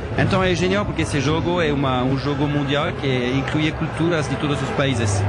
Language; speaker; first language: Portuguese; non-native, fluent; French